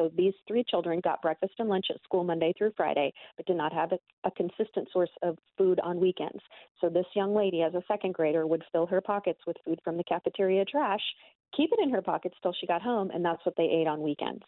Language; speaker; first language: English; native; English